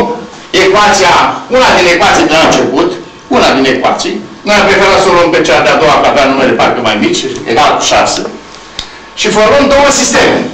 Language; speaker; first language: Romanian; native; Romanian